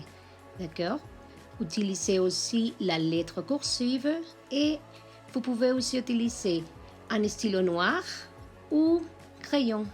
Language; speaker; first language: French; non-native, learner; Spanish